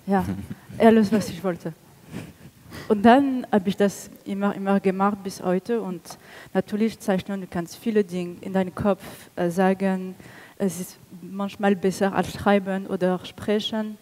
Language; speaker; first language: German; non-native, learner; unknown